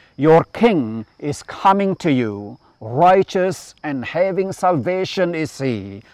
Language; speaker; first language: English; non-native, local second language; Iban